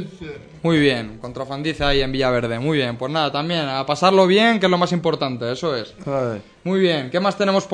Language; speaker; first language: Spanish; native; Spanish